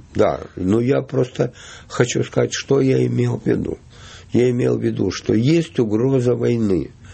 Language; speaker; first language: Russian; native; Russian